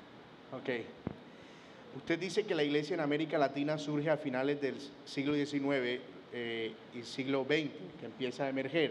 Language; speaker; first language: Spanish; native; Spanish